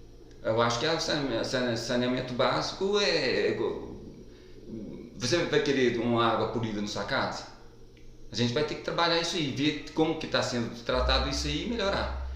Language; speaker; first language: Portuguese; native; Portuguese